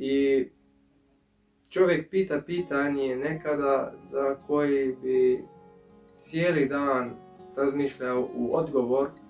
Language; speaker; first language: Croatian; early bilingual, heritage; English